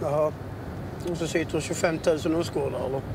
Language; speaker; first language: Swedish; early bilingual, other home language; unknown